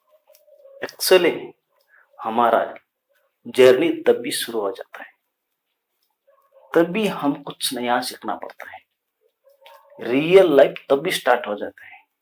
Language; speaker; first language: Hindi; non-native, local second language; Kannada